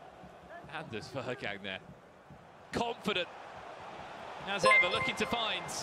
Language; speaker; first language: English; native; English